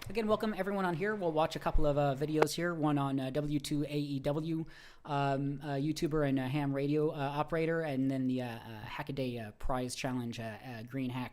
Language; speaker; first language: English; native; English